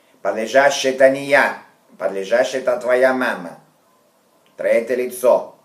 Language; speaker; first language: Russian; non-native, fluent; Italian